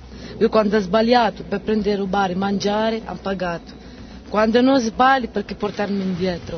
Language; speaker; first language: Italian; non-native, learner; Romanian